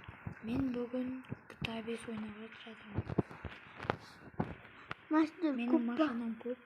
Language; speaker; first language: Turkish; non-native, learner; Kazakh